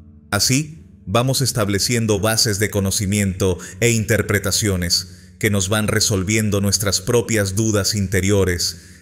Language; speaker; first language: Spanish; native; Spanish